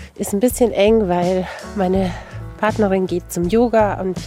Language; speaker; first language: German; native; German